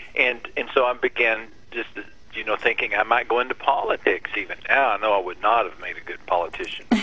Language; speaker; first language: English; native; English